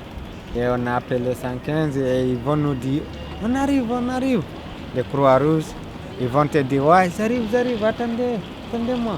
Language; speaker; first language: French; non-native, learner; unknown